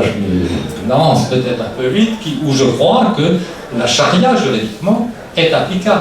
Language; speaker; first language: French; native; French